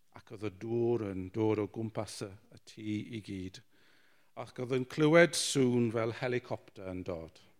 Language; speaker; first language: Welsh; non-native, local second language; English